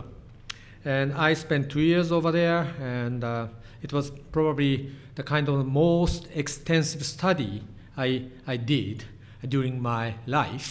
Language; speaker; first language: English; non-native, fluent; Japanese